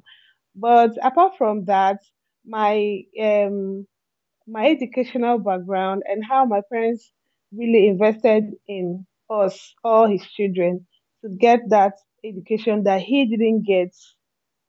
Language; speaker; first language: English; non-native, local second language; Igbo